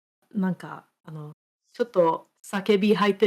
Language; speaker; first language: Japanese; non-native, fluent; English